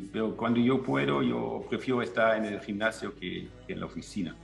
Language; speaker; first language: Spanish; non-native, fluent; German